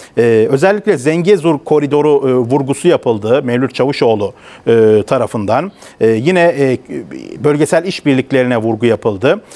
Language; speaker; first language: Turkish; native; Turkish